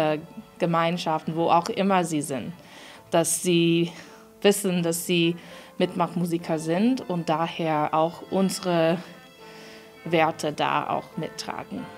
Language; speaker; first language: German; non-native, fluent; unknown